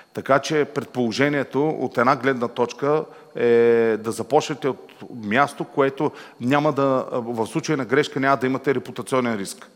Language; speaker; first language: Bulgarian; native; Bulgarian